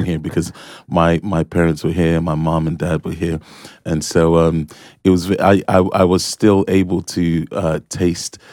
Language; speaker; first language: English; early bilingual, other home language; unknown